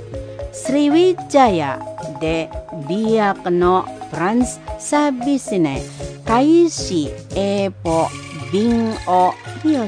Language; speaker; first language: Japanese; non-native, fluent; Indonesian